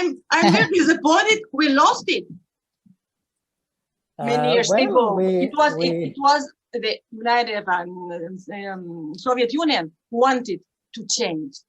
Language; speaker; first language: English; non-native, learner; Russian